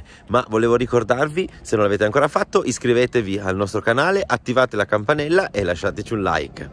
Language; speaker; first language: Italian; native; Italian